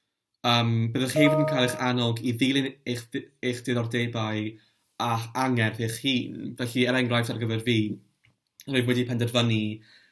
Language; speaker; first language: Welsh; non-native, local second language; English